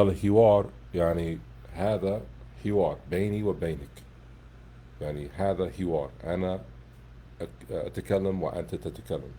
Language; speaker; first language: Arabic; non-native, fluent; English